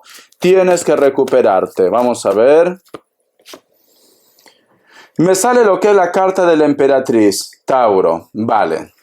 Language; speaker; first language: Spanish; native; Spanish